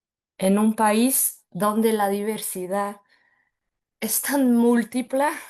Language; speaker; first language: Spanish; non-native, fluent; Portuguese